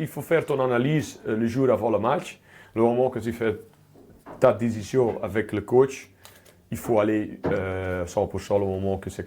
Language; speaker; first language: French; non-native, local second language; Dutch